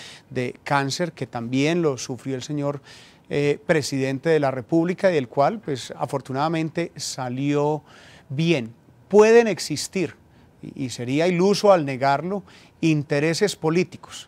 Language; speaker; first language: Spanish; native; Spanish